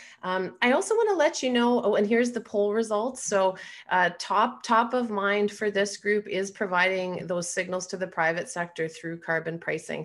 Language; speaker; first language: English; native; English